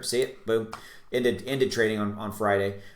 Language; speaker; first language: English; native; English